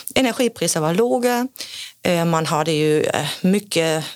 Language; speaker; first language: Swedish; non-native, fluent; German